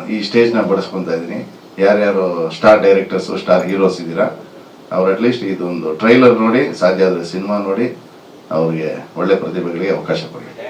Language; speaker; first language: Kannada; native; Kannada